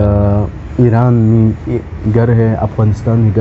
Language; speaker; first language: Hindi; non-native, learner; Pashto